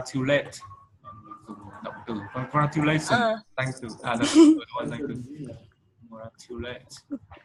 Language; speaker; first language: English; non-native, fluent; Vietnamese